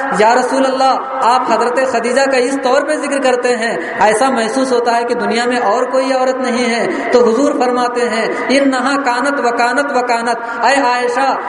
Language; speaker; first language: Urdu; native; Urdu